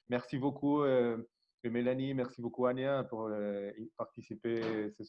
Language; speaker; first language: French; non-native, learner; Spanish